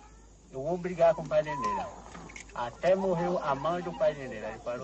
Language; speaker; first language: Portuguese; non-native, local second language; Kayapó